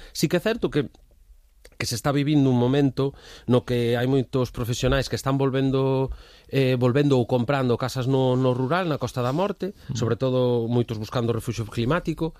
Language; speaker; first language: Galician; native; Galician